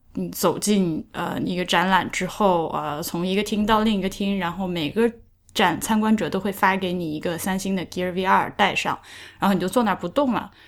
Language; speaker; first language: Chinese; native; Chinese